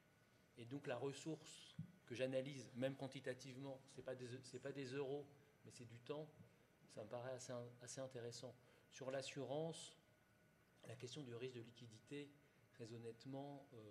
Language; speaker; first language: French; native; French